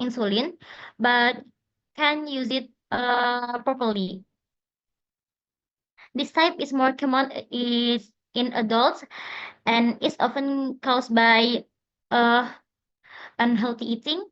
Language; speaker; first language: English; non-native, learner; Indonesian